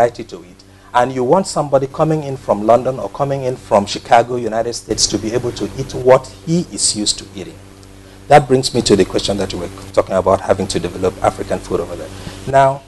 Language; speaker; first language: English; non-native, local second language; Ibibio